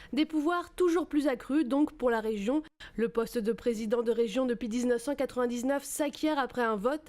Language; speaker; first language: French; native; French